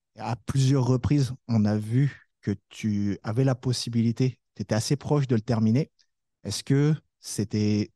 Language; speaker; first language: French; native; French